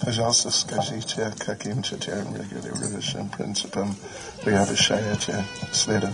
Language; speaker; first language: Russian; non-native, learner; English